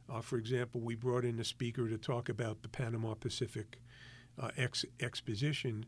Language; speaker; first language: English; native; English